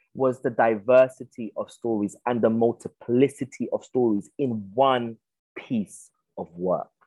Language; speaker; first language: English; native; English